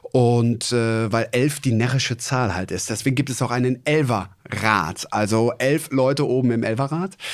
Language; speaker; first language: German; native; German